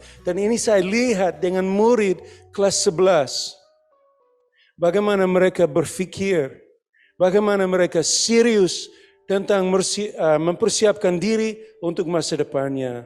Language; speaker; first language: Indonesian; non-native, fluent; English